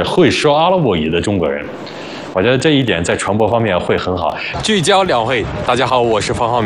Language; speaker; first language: Chinese; early bilingual, other home language; Arabic